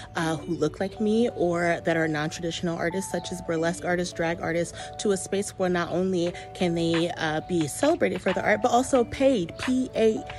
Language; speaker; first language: English; native; English